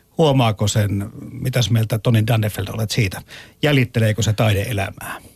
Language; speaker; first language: Finnish; native; Finnish